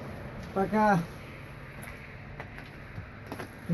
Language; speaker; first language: Russian; non-native, learner; Italian